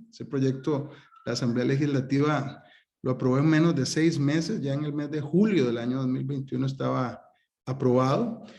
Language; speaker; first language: Spanish; native; Spanish